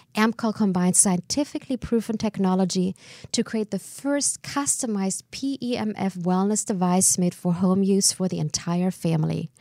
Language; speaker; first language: English; non-native, fluent; German